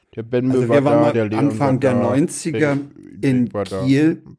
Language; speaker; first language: German; native; German